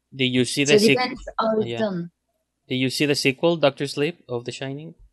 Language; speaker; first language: English; non-native, fluent; Spanish